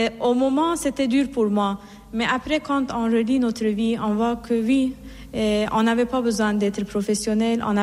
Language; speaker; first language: French; non-native, fluent; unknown